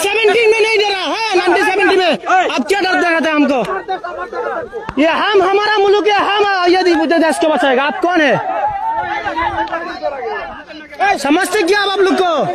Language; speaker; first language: Hindi; non-native, learner; Bangla